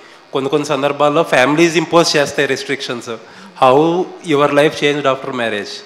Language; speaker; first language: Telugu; native; Telugu